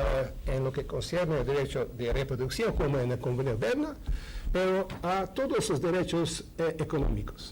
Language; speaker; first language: Spanish; non-native, fluent; Hungarian